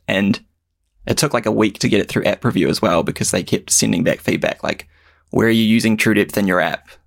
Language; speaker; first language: English; native; English